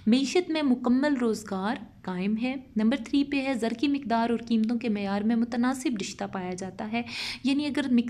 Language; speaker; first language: Urdu; non-native, local second language; Punjabi